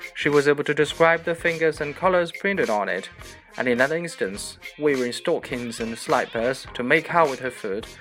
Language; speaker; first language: English; non-native, fluent; Chinese